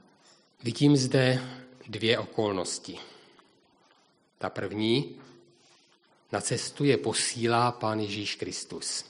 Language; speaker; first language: Czech; native; Czech